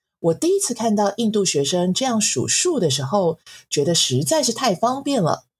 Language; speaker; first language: Chinese; native; Chinese